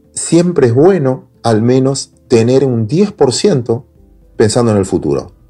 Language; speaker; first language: Spanish; native; Spanish